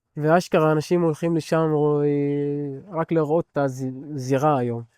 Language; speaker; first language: Hebrew; non-native, local second language; Arabic